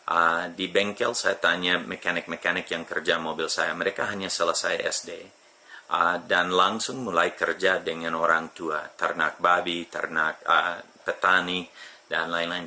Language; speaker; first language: Indonesian; non-native, fluent; English